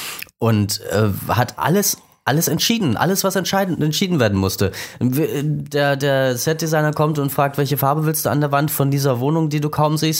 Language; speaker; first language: German; native; German